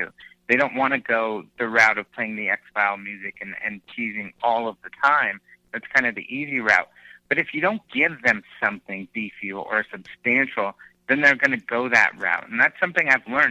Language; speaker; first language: English; native; English